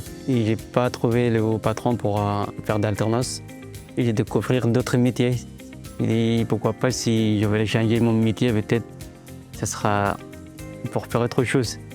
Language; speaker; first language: French; non-native, learner; Arabic